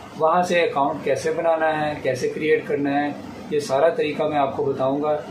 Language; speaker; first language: Urdu; non-native, local second language; Punjabi